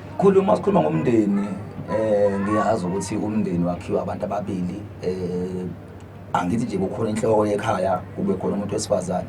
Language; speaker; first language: Zulu; native; Zulu